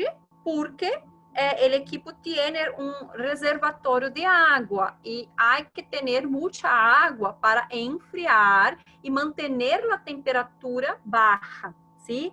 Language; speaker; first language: Spanish; non-native, fluent; Portuguese